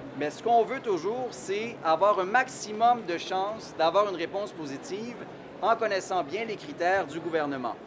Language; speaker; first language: French; native; French